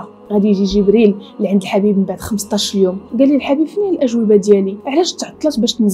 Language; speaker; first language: Arabic; native; Arabic